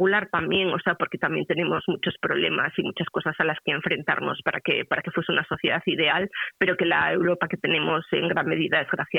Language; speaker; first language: Spanish; native; Spanish